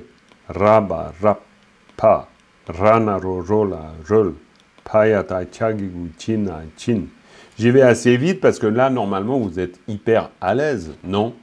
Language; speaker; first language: French; native; French